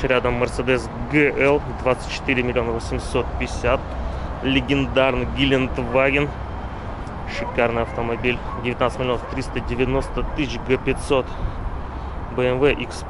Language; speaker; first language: Russian; native; Russian